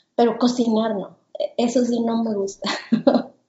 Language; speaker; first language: Spanish; native; Spanish